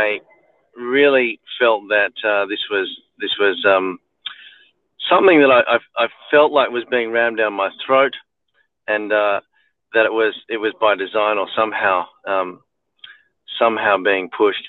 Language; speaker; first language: English; native; English